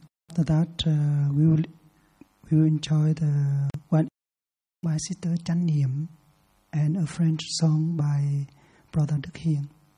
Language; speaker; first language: English; non-native, learner; Vietnamese